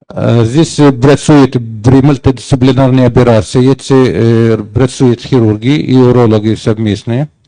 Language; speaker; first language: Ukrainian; non-native, learner; Arabic